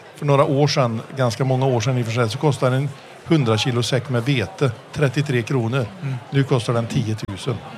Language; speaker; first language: Swedish; early bilingual, heritage; Swedish